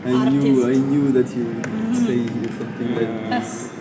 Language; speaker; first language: English; non-native, learner; French